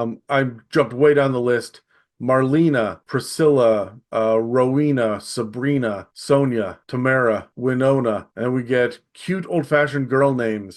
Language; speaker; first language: English; native; English